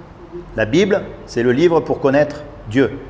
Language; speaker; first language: French; native; French